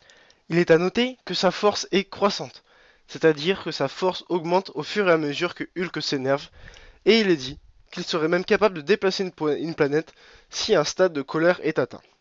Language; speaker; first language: French; native; French